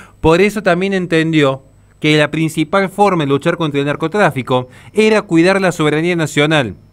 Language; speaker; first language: Spanish; native; Spanish